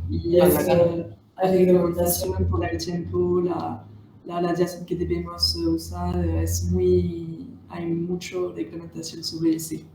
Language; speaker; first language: Spanish; non-native, learner; French